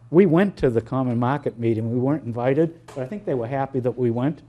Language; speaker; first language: English; native; English